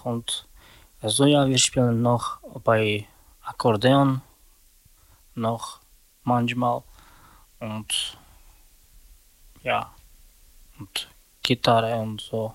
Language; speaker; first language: German; non-native, learner; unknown